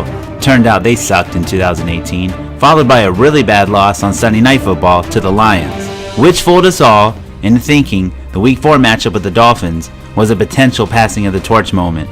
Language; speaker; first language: English; native; English